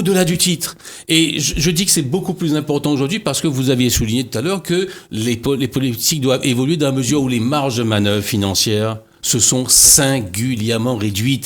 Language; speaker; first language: French; native; French